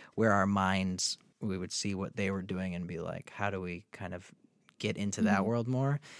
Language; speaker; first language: English; native; English